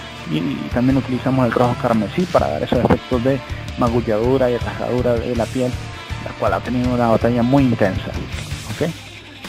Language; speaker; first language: Spanish; native; Spanish